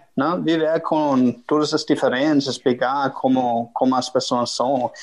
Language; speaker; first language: Portuguese; non-native, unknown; German